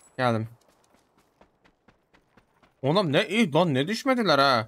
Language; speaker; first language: Turkish; native; Turkish